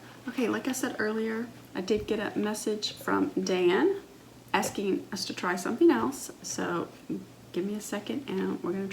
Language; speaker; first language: English; native; English